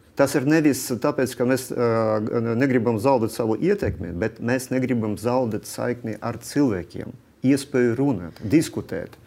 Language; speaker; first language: Latvian; non-native, local second language; Russian